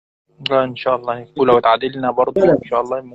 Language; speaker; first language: Arabic; native; Arabic